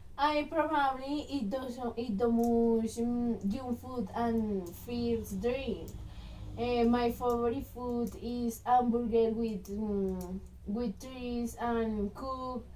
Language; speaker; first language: English; non-native, learner; Spanish